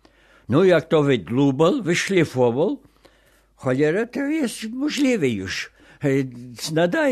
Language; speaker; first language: Polish; non-native, local second language; Ukrainian